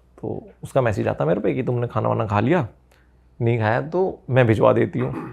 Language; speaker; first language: Hindi; native; Hindi